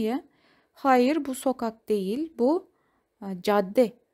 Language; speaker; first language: Turkish; non-native, fluent; Kazakh